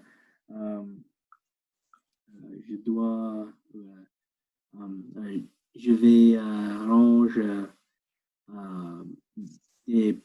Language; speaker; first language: French; non-native, learner; English